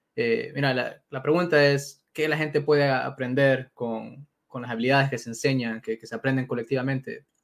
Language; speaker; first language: Spanish; native; Spanish